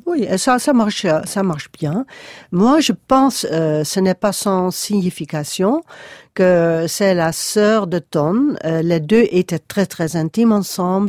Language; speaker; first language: French; non-native, fluent; Dutch